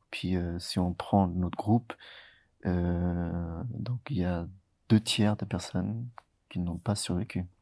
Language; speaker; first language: French; early bilingual, other home language; Tigrinya